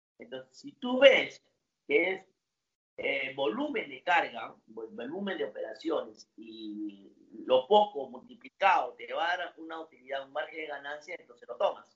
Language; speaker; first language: Spanish; native; Spanish